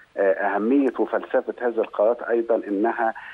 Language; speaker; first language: Arabic; native; Arabic